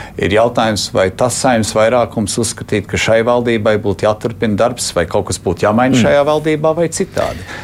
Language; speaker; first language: Latvian; early bilingual, heritage; Latvian